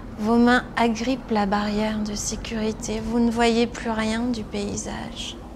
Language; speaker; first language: French; native; French